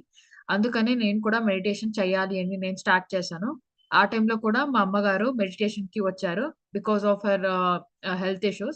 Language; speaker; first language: Telugu; early bilingual, heritage; Telugu